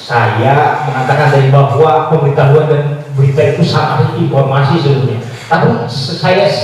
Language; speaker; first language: Indonesian; native; Indonesian